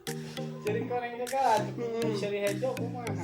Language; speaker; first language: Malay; non-native, local second language; Sundanese